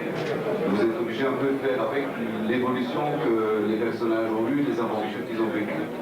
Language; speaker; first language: French; native; French